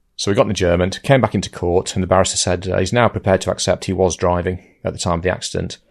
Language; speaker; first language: English; native; English